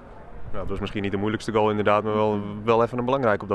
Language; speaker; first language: Dutch; native; Dutch